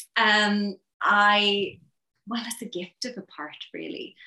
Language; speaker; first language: English; native; English